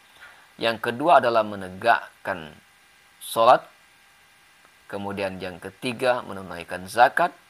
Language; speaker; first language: Indonesian; native; Indonesian